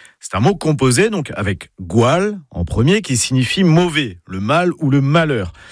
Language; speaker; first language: French; native; French